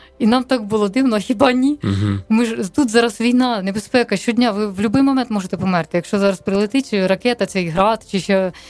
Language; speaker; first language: Ukrainian; non-native, local second language; Russian